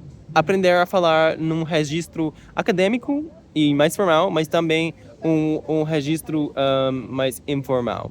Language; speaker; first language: Portuguese; non-native, learner; English